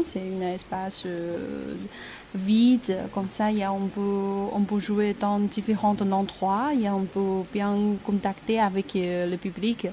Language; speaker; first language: French; non-native, fluent; Chinese